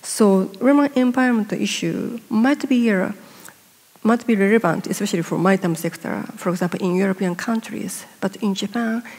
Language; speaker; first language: English; non-native, fluent; Japanese